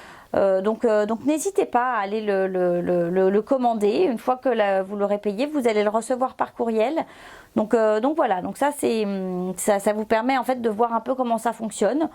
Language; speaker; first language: French; native; French